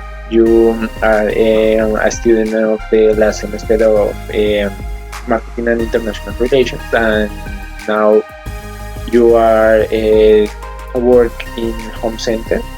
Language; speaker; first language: English; non-native, learner; Spanish